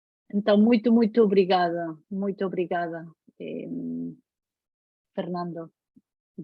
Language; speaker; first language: Portuguese; non-native, fluent; Spanish